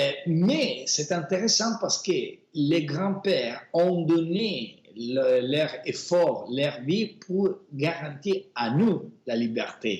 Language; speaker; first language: French; non-native, fluent; Italian